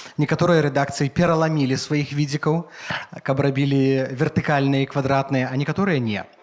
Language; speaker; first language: Belarusian; native; Belarusian